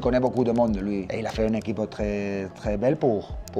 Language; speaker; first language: French; non-native, learner; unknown